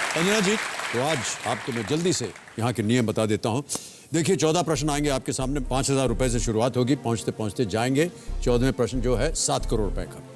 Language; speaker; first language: Hindi; native; Hindi